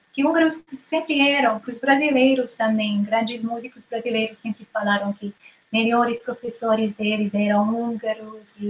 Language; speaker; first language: Portuguese; non-native, fluent; Hungarian